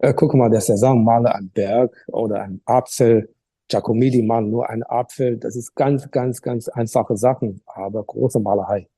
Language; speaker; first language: German; non-native, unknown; Chinese